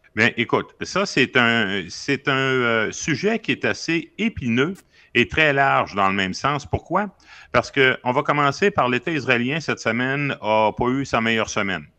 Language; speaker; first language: French; native; French